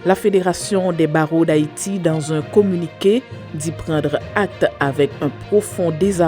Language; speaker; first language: French; non-native, local second language; Haitian Creole